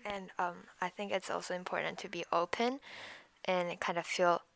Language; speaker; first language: English; non-native, fluent; Japanese